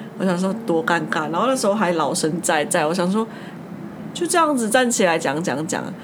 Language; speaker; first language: Chinese; native; Chinese